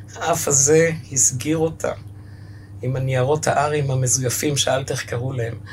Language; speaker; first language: Hebrew; early bilingual, other home language; German